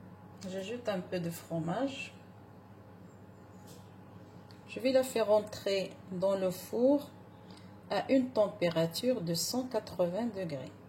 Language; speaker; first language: French; non-native, local second language; Arabic